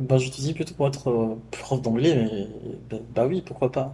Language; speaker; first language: French; non-native, fluent; Spanish